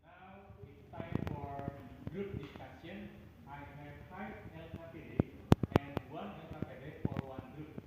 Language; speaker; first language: English; non-native, learner; Indonesian